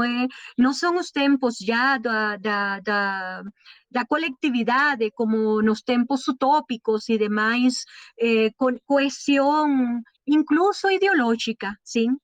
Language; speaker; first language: Portuguese; non-native, learner; Spanish